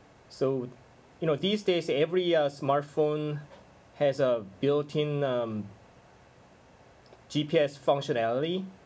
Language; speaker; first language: English; non-native, fluent; Korean